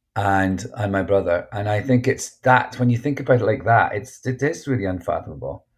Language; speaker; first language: English; native; English